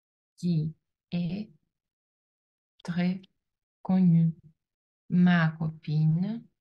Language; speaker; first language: French; non-native, learner; Russian